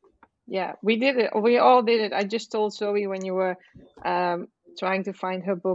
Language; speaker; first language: English; non-native, fluent; Dutch